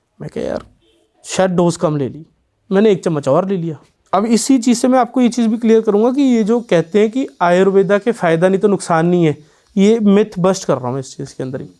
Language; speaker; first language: Hindi; non-native, local second language; Punjabi